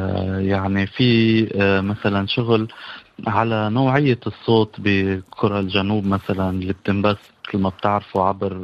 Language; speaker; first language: Arabic; native; Arabic